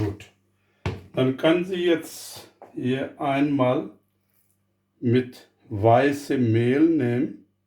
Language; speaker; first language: German; non-native, learner; Urdu